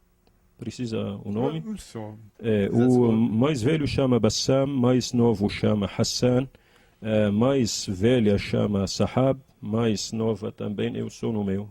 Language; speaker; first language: Portuguese; non-native, learner; Arabic